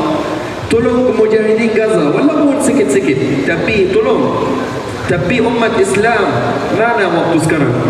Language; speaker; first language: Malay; non-native, fluent; Arabic